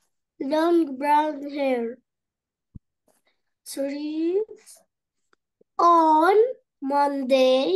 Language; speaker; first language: English; non-native, learner; Arabic